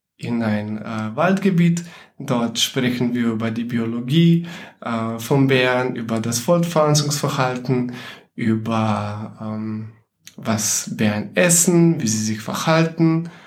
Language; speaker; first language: German; non-native, fluent; Slovenian